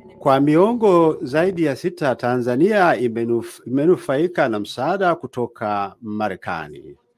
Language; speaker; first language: Swahili; native; Swahili